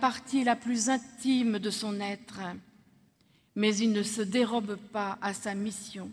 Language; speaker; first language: French; native; French